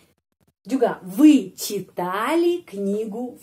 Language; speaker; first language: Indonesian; non-native, fluent; Russian